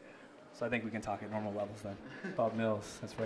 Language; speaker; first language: English; native; English